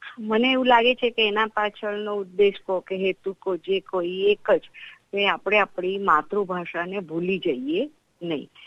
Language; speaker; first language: Gujarati; non-native, local second language; Marathi